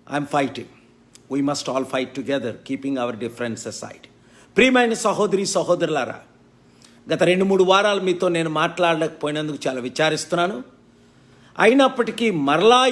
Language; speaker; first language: Telugu; native; Telugu